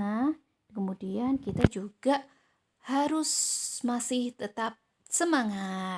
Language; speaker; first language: Indonesian; native; Indonesian